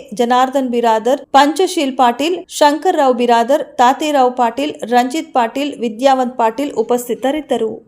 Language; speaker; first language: Kannada; native; Kannada